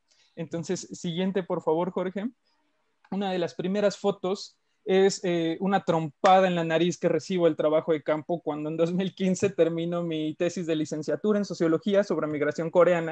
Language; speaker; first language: Spanish; native; Spanish